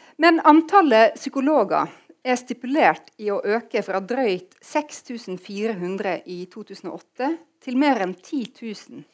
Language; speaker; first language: Norwegian; native; Norwegian